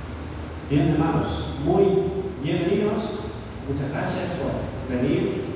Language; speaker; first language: Spanish; non-native, fluent; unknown